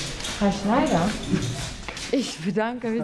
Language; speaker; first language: German; non-native, learner; Arabic